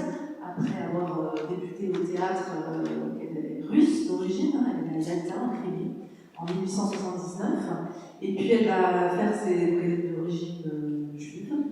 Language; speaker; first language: French; native; French